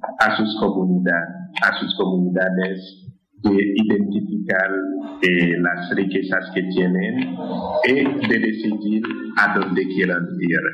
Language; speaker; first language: Spanish; non-native, fluent; Haitian Creole